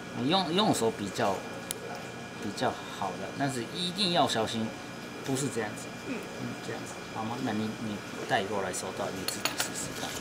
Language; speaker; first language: Chinese; non-native, learner; Japanese